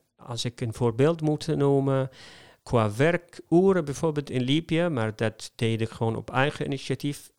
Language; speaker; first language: Dutch; non-native, fluent; Arabic